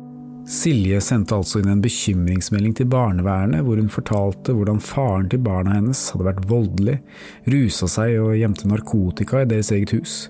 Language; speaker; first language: Norwegian; native; Norwegian